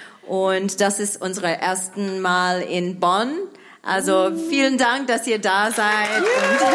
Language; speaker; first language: German; non-native, fluent; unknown